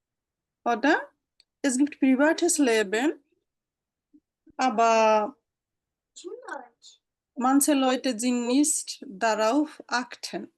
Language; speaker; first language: German; non-native, learner; Bangla